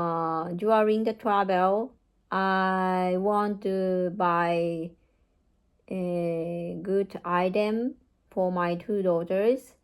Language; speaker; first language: English; non-native, learner; Japanese